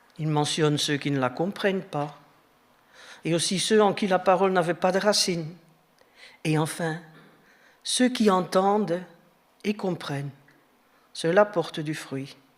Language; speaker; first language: French; native; French